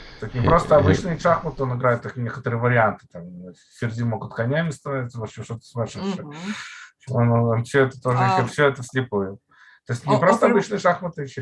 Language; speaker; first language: Russian; native; Russian